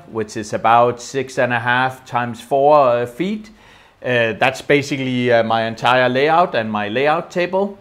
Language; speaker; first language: English; non-native, fluent; Danish